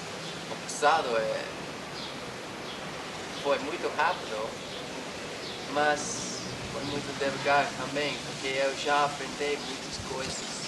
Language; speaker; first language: Portuguese; non-native, learner; English